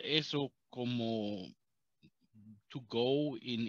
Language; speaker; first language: Spanish; non-native, learner; German